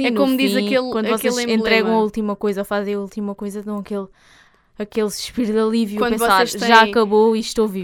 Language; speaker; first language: Portuguese; native; Portuguese